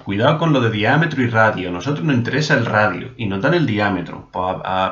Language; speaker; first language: Spanish; native; Spanish